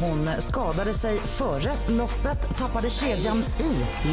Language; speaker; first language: Swedish; native; Swedish